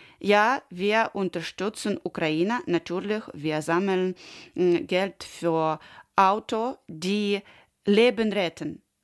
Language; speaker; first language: German; non-native, learner; Ukrainian